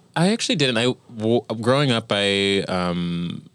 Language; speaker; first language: English; native; English